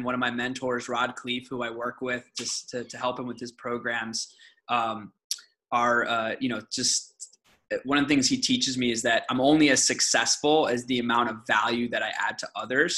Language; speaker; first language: English; early bilingual, other home language; Aramaic